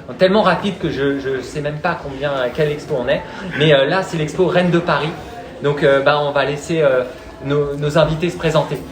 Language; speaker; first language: French; native; French